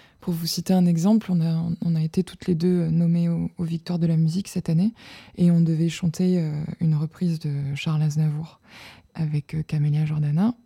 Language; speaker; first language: French; native; French